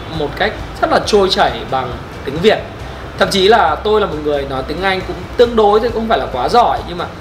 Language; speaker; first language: Vietnamese; native; Vietnamese